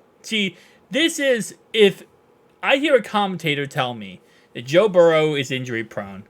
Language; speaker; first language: English; native; English